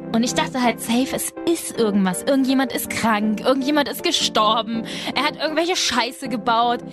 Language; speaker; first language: German; early bilingual, other home language; Spanish